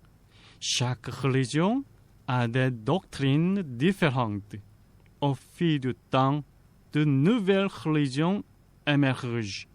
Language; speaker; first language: French; non-native, fluent; Korean